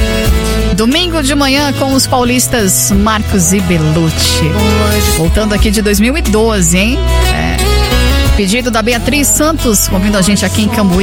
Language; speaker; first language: Portuguese; native; Portuguese